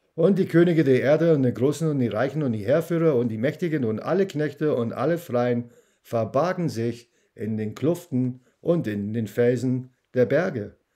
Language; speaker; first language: German; non-native, fluent; English